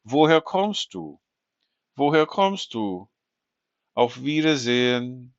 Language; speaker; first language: German; non-native, fluent; English